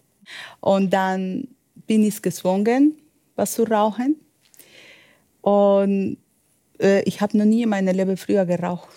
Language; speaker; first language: German; non-native, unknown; Spanish